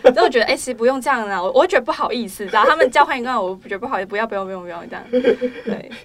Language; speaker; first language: Chinese; non-native, local second language; Cantonese